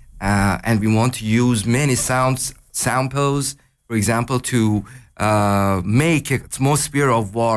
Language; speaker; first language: English; non-native, learner; Persian